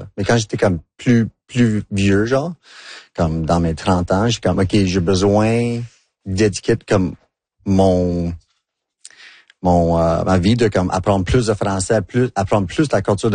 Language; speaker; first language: French; non-native, local second language; English